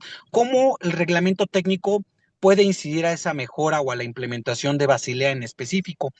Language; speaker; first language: Spanish; native; Spanish